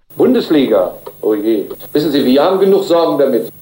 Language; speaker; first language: German; native; German